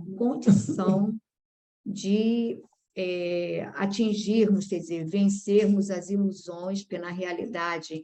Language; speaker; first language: Portuguese; native; Portuguese